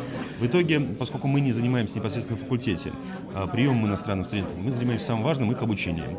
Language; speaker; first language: Russian; native; Russian